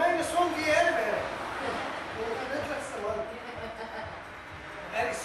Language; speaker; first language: German; non-native, fluent; Kurdish